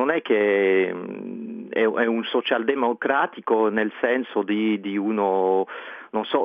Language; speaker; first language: Italian; non-native, fluent; French